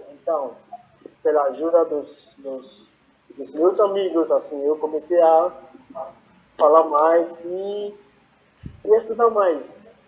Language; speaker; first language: Portuguese; non-native, fluent; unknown